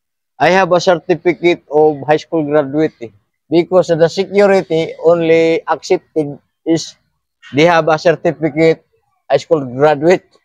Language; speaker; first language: English; non-native, learner; Filipino